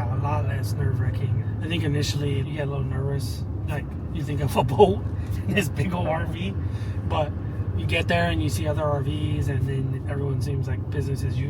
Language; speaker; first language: English; native; English